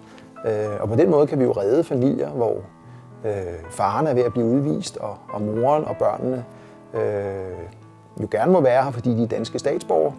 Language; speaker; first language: Danish; native; Danish